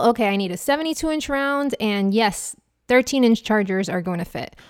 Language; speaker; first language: English; non-native, fluent; Spanish